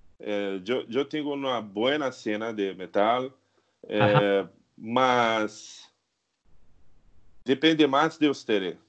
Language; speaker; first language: Spanish; non-native, learner; Portuguese